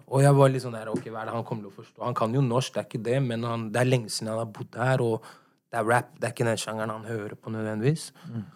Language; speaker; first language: Norwegian; native; Norwegian